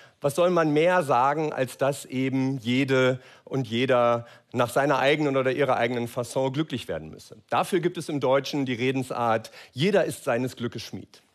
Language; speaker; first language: German; native; German